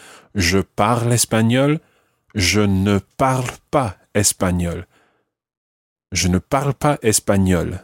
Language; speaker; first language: French; non-native, fluent; English